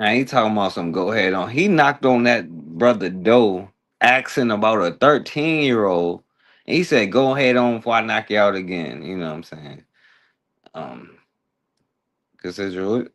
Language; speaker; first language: English; native; English